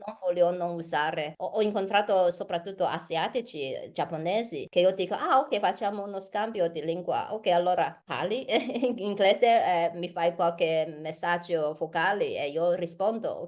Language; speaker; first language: Italian; non-native, learner; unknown